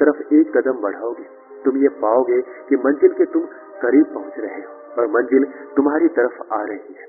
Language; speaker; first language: Hindi; native; Hindi